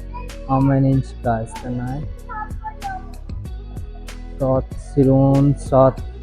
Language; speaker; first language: Armenian; non-native, learner; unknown